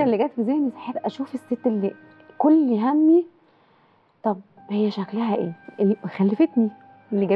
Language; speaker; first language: Arabic; native; Arabic